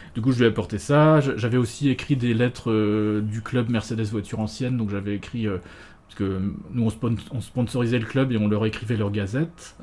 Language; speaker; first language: French; native; French